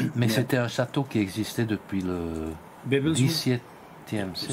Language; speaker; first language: French; non-native, fluent; English